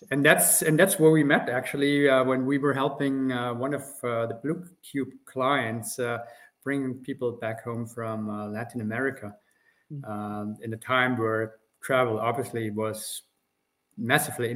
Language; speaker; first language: English; non-native, fluent; German